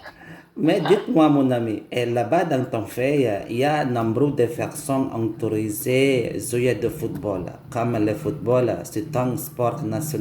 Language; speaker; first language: French; non-native, learner; Indonesian